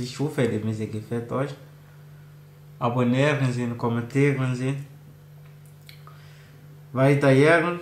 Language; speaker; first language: German; non-native, learner; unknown